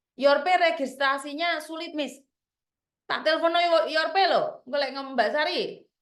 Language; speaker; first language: Indonesian; non-native, local second language; Javanese